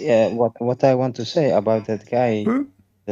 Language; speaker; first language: English; non-native, fluent; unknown